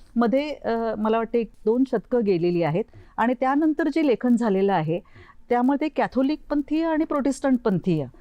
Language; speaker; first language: Marathi; native; Marathi